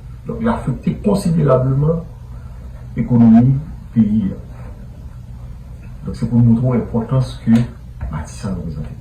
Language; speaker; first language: Haitian Creole; native; Haitian Creole